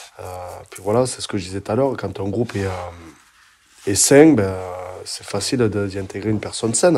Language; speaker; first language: French; native; French